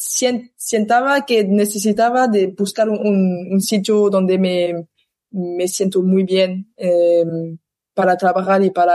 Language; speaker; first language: Spanish; non-native, learner; French